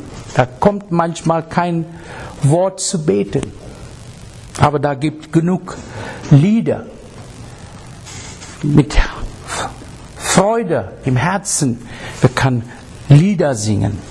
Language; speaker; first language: German; non-native, learner; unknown